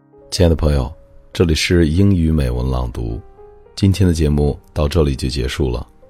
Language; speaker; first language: Chinese; native; Chinese